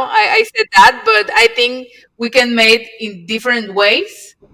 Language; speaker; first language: English; non-native, learner; Spanish